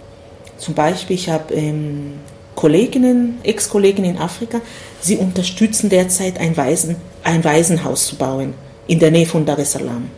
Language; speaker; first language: German; non-native, fluent; Swahili